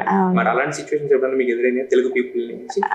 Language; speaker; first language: Telugu; native; Telugu